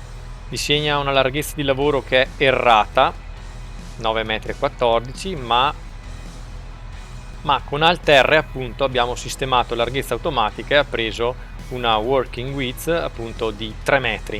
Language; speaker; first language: Italian; native; Italian